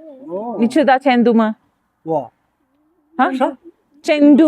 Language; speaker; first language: Chinese; non-native, learner; Tamil